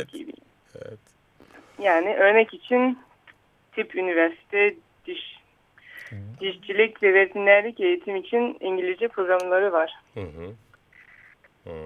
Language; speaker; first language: Turkish; early bilingual, heritage; Turkish